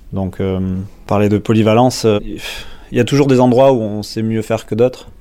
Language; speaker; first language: French; native; French